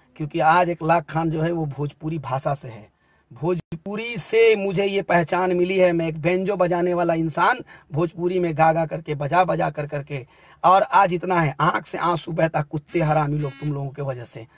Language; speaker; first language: Hindi; native; Hindi